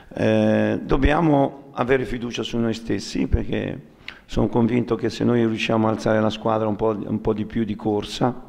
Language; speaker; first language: Italian; native; Italian